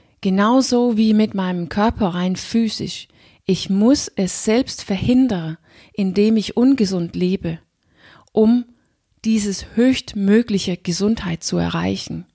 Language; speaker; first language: German; non-native, fluent; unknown